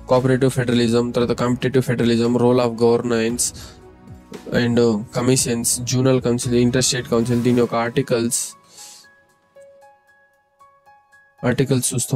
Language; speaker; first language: Telugu; native; Telugu